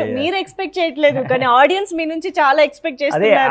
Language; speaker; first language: Telugu; native; Telugu